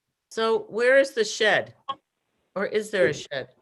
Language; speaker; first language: English; native; English